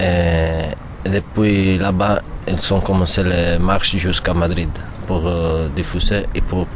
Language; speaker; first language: French; non-native, learner; Italian